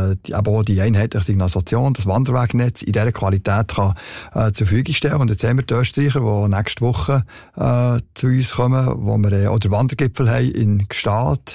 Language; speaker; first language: German; native; German